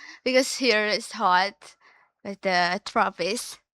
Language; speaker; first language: English; non-native, learner; Indonesian